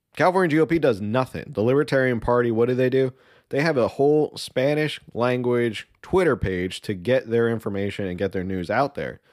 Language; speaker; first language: English; early bilingual, other home language; Spanish